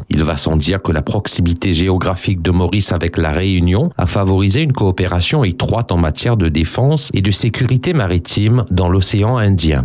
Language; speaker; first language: French; non-native, local second language; Morisyen